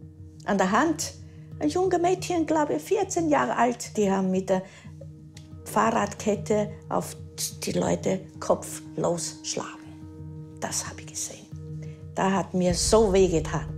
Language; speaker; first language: German; early bilingual, heritage; German